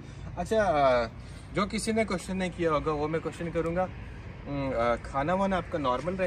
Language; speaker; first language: Hindi; native; Hindi